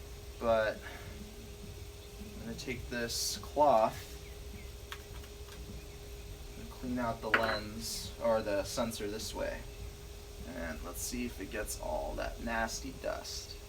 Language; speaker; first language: English; native; English